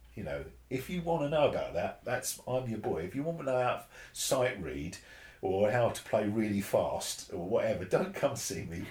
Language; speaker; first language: English; native; English